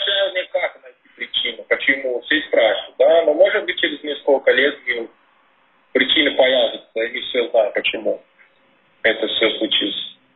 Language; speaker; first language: Russian; non-native, fluent; Portuguese